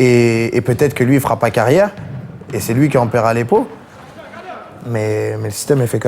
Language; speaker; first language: French; native; French